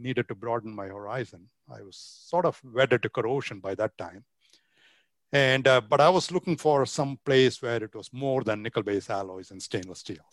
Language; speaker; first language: English; non-native, local second language; Tamil